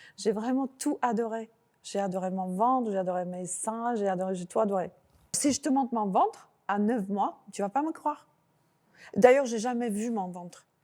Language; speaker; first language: French; non-native, fluent; Slovak